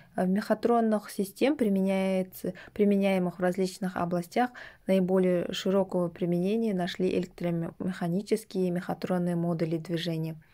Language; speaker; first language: Russian; non-native, local second language; Kazakh